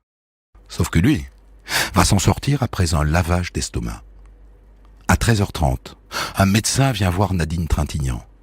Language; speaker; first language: French; native; French